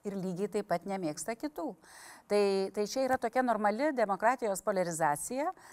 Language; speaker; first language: Lithuanian; native; Lithuanian